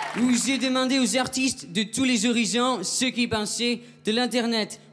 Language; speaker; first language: French; native; French